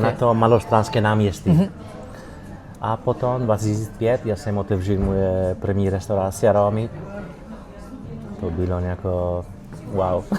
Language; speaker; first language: Czech; non-native, learner; Italian